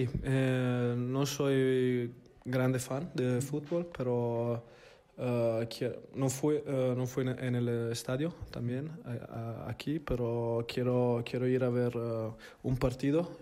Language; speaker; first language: Spanish; non-native, fluent; Italian